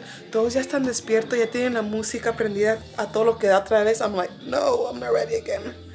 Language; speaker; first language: Spanish; early bilingual, heritage; Spanish